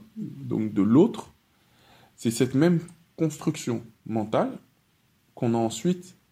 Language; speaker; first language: French; native; French